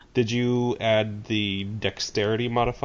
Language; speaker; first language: English; native; English